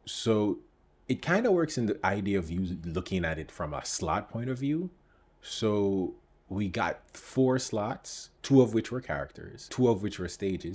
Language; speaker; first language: English; native; English